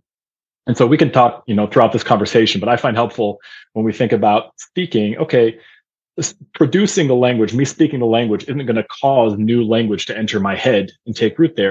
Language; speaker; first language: English; non-native, fluent; German